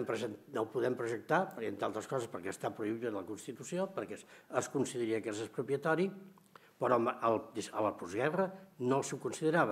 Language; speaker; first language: Catalan; native; Catalan